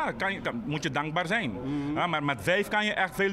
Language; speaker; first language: Dutch; non-native, local second language; Papiamento